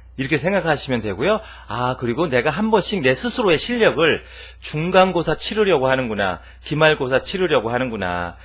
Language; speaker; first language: Korean; native; Korean